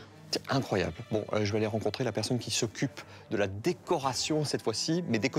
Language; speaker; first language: French; native; French